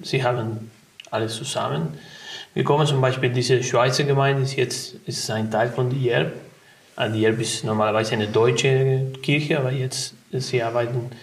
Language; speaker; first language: German; non-native, learner; Spanish